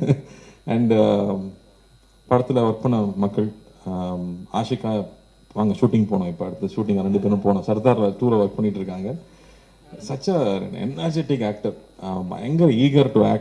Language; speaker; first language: Tamil; native; Tamil